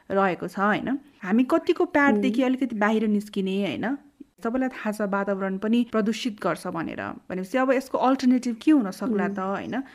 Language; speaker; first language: Nepali; native; Nepali